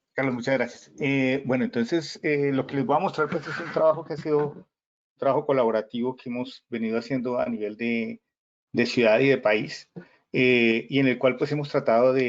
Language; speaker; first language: Spanish; native; Spanish